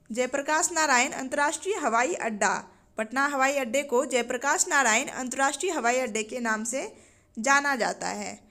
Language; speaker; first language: Hindi; native; Hindi